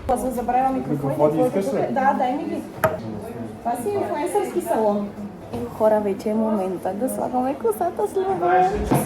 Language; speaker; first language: Bulgarian; native; Bulgarian